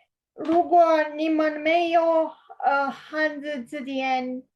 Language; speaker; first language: Chinese; non-native, learner; Romanian